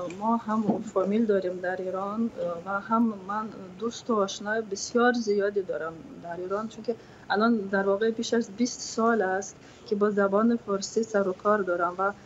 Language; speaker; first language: Persian; non-native, fluent; Ukrainian